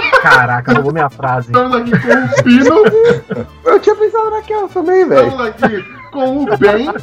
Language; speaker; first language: Portuguese; native; Portuguese